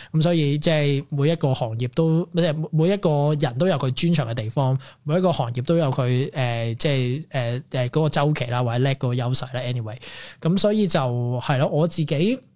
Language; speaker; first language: Cantonese; native; Cantonese